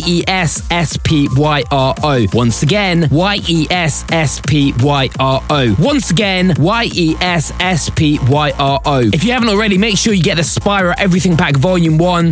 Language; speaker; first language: English; native; English